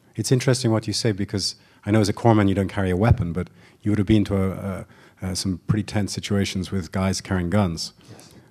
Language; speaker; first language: English; native; English